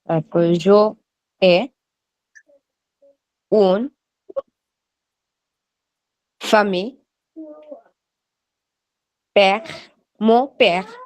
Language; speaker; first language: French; non-native, learner; Bangla